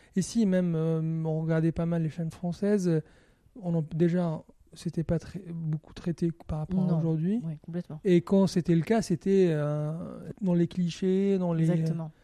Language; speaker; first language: French; non-native, local second language; Arabic